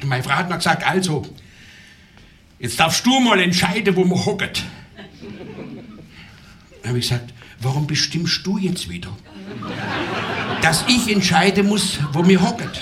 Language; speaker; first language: German; native; German